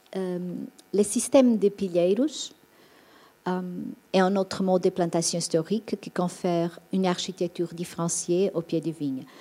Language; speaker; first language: French; non-native, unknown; Portuguese